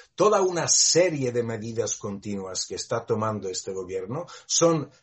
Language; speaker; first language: Spanish; non-native, fluent; Polish